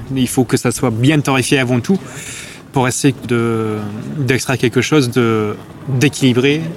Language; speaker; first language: French; non-native, fluent; English